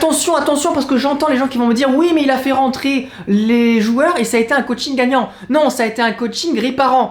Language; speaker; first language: French; native; French